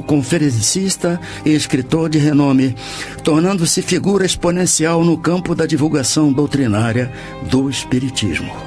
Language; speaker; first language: Portuguese; native; Portuguese